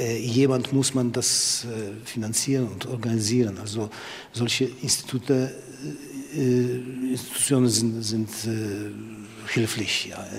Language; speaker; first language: German; non-native, learner; Polish